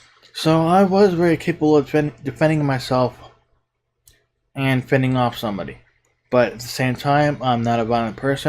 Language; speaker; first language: English; native; English